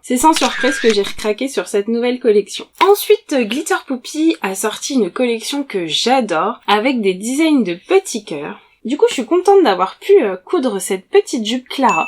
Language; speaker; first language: French; native; French